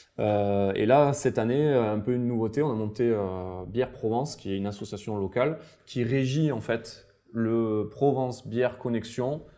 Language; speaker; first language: French; native; French